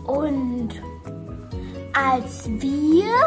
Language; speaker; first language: German; early bilingual, other home language; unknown